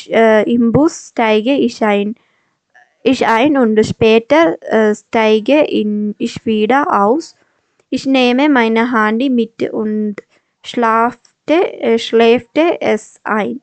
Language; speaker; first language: German; non-native, learner; Malayalam